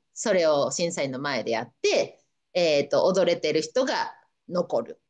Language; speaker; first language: Japanese; native; Japanese